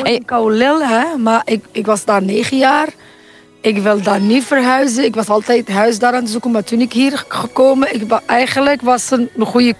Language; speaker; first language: Dutch; non-native, learner; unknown